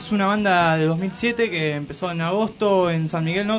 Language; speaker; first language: Spanish; native; Spanish